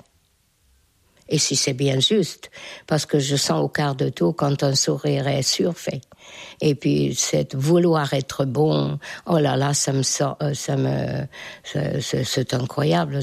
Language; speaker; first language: French; non-native, fluent; Hungarian